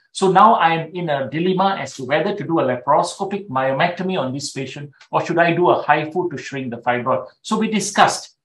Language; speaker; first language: English; non-native, local second language; Tamil